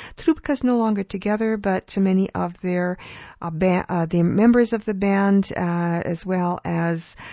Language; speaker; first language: English; early bilingual, other home language; Ukrainian